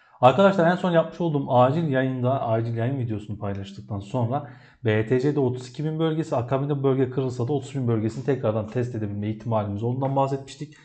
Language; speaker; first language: Turkish; native; Turkish